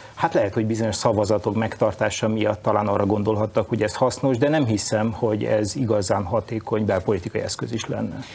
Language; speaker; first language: Hungarian; native; Hungarian